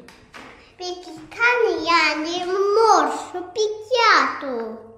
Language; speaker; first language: Italian; early bilingual, other home language; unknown